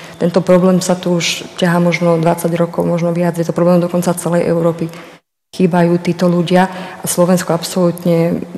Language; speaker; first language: Slovak; native; Slovak